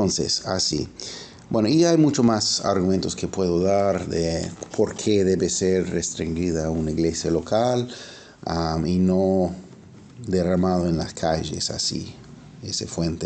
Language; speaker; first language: Spanish; non-native, fluent; English